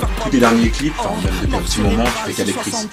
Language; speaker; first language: French; native; French